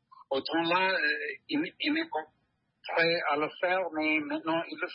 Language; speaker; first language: French; non-native, learner; English